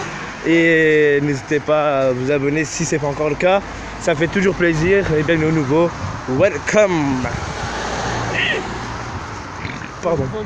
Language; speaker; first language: French; native; French